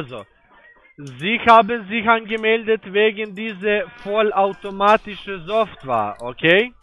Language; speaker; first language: German; non-native, learner; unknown